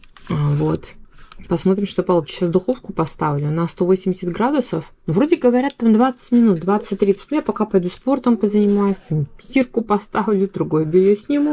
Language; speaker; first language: Russian; native; Russian